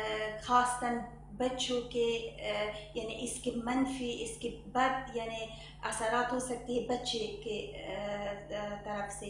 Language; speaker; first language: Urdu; non-native, learner; Persian